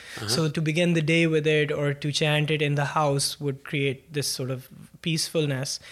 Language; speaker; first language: English; non-native, local second language; Punjabi